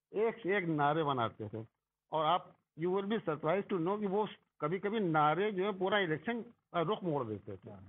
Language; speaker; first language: Hindi; native; Hindi